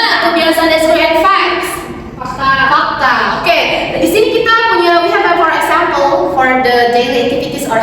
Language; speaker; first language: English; non-native, learner; Indonesian